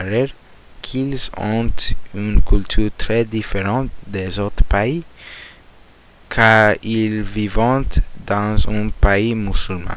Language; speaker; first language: French; non-native, learner; Spanish